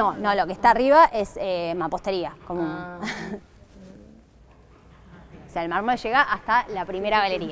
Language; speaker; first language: Spanish; native; Spanish